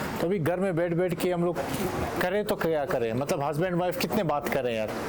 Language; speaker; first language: Urdu; non-native, local second language; Hazaragi